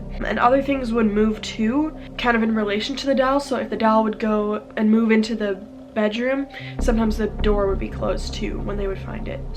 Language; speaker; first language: English; native; English